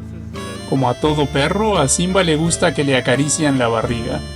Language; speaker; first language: Spanish; native; Spanish